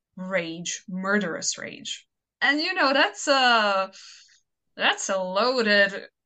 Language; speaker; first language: English; non-native, fluent; Croatian